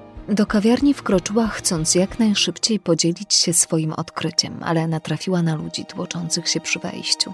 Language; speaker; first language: Polish; native; Polish